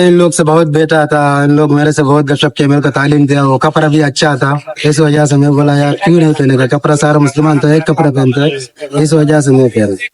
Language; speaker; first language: Hindi; non-native, learner; Arabic